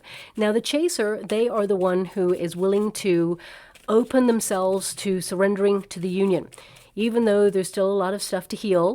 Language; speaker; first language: English; native; English